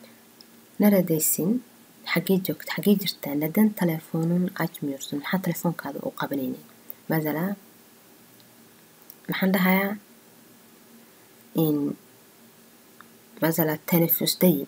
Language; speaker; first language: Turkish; non-native, learner; Somali